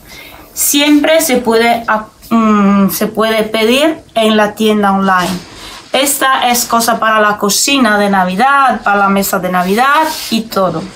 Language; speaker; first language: Spanish; non-native, learner; Italian